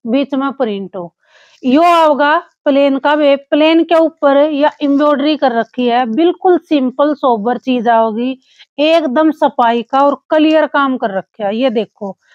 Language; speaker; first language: Hindi; native; Hindi